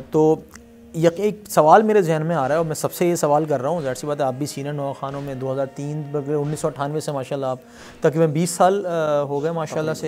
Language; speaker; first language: Urdu; native; Urdu